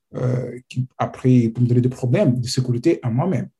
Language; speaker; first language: French; non-native, fluent; Portuguese